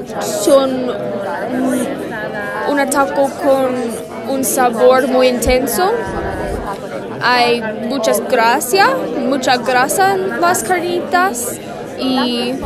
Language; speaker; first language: Spanish; non-native, learner; English